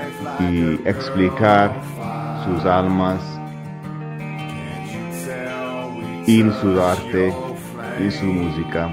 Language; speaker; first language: Spanish; non-native, learner; English